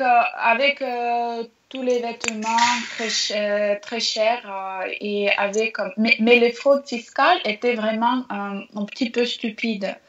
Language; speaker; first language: French; non-native, learner; Russian